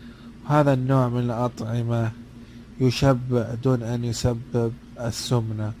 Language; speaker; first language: Arabic; native; Arabic